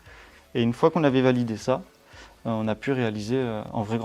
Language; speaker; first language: French; native; French